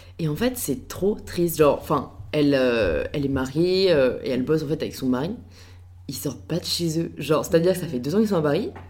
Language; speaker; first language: French; native; French